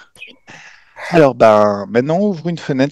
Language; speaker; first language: French; native; French